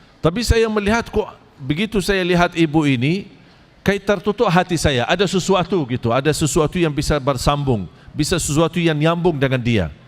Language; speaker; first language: Malay; non-native, fluent; Arabic